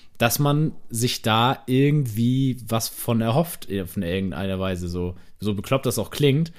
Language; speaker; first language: German; native; German